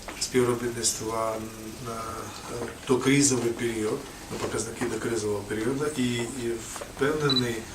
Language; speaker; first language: Ukrainian; non-native, fluent; Georgian